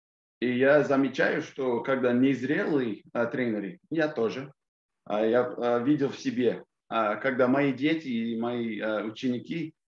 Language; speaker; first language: Russian; non-native, fluent; English